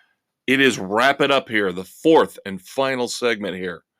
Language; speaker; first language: English; native; English